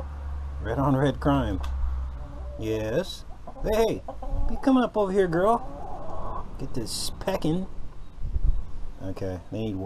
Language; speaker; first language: English; native; English